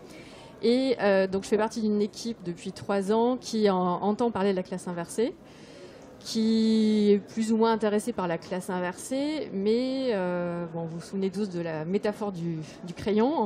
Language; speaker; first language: French; native; French